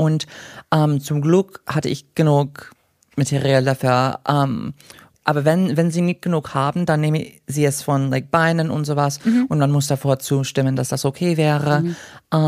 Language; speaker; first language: German; non-native, fluent; English